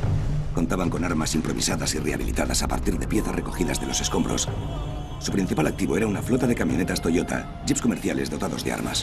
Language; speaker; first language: Spanish; native; Spanish